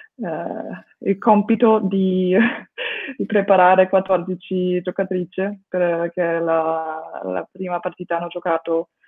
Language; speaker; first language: Italian; non-native, fluent; German